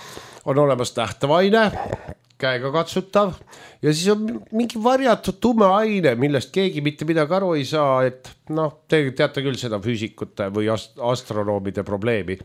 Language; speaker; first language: Estonian; native; Estonian